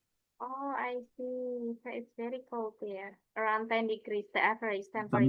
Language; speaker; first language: English; non-native, fluent; Indonesian